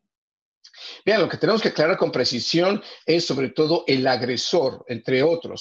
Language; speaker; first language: Spanish; native; Spanish